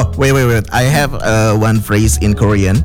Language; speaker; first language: English; non-native, fluent; Indonesian